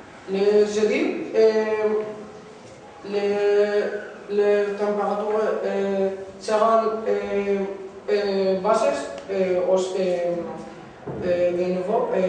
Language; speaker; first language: French; non-native, learner; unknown